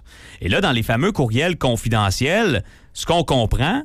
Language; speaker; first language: French; native; French